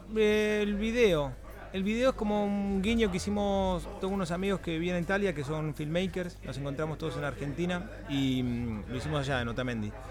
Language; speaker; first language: Spanish; native; Spanish